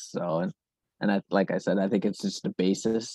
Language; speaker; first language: English; native; English